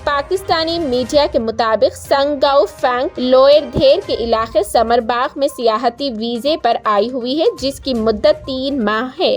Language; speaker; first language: Urdu; native; Urdu